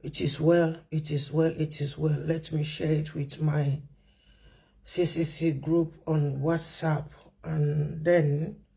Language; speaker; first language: English; non-native, local second language; Yoruba